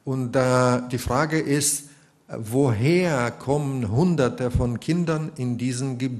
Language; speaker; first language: German; non-native, fluent; Russian